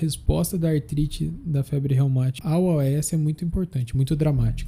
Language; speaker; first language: Portuguese; native; Portuguese